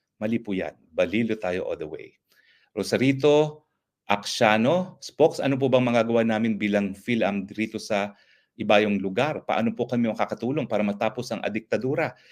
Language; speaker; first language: Filipino; native; Filipino